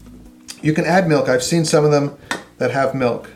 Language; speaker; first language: English; native; English